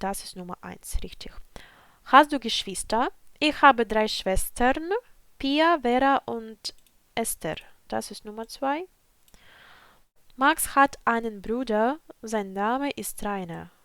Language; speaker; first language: German; non-native, fluent; Ukrainian